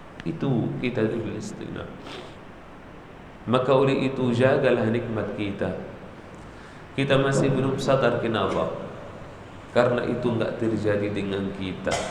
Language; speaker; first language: Indonesian; non-native, learner; Arabic